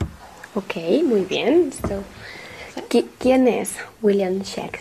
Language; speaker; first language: Spanish; non-native, fluent; English